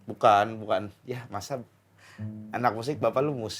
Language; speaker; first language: Indonesian; native; Indonesian